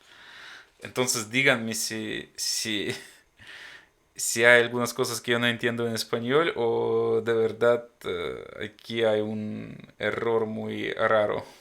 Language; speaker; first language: Spanish; non-native, fluent; Ukrainian